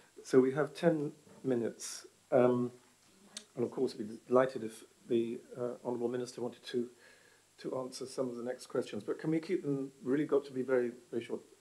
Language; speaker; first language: English; native; English